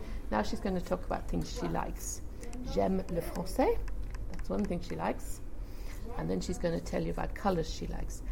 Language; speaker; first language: English; native; English